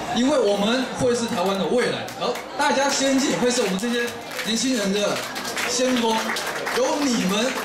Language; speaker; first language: Chinese; native; Chinese